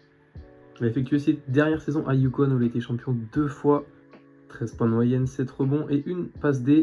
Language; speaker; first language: French; native; French